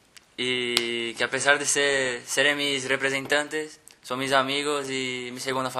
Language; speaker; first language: Spanish; non-native, fluent; Portuguese